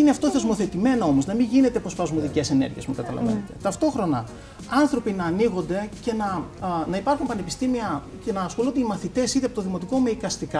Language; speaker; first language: Greek; native; Greek